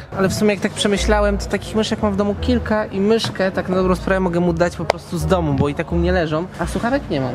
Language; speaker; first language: Polish; native; Polish